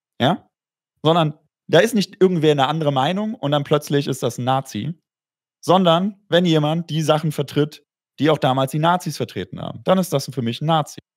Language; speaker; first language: German; native; German